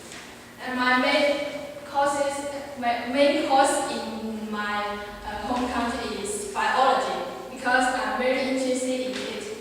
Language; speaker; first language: English; non-native, learner; Chinese